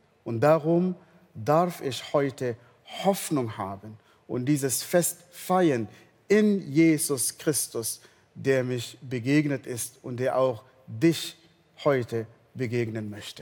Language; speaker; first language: German; non-native, fluent; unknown